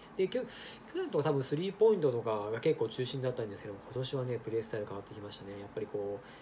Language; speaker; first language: Japanese; native; Japanese